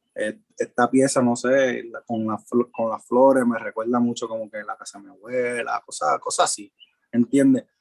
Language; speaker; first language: Spanish; early bilingual, heritage; Spanish